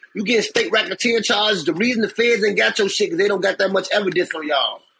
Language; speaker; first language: English; native; English